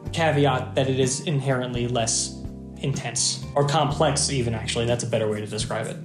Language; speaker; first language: English; native; English